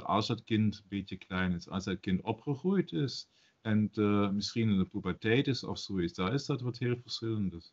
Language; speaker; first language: Dutch; non-native, learner; German